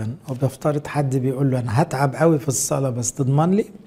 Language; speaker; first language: Arabic; native; Arabic